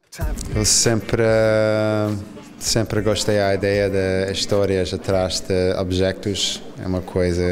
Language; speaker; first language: Portuguese; non-native, fluent; English